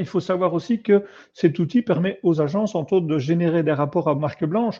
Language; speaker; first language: French; native; French